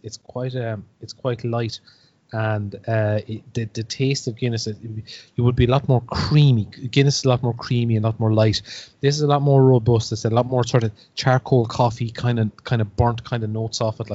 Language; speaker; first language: English; native; English